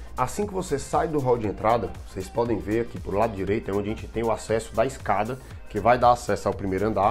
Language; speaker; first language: Portuguese; native; Portuguese